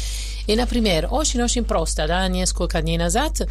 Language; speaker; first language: Russian; non-native, learner; Italian